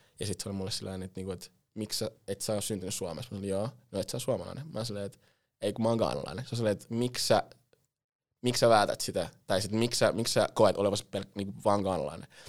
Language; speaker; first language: Finnish; early bilingual, other home language; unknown